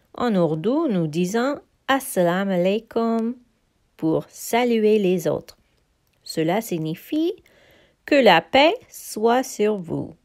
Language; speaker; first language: French; non-native, fluent; Urdu